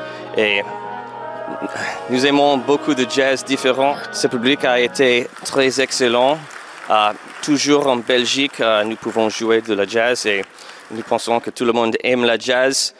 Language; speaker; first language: French; non-native, learner; English